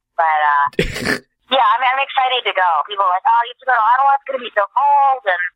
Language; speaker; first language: English; native; English